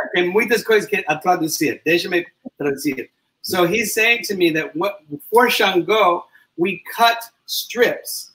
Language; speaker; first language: Portuguese; non-native, learner; English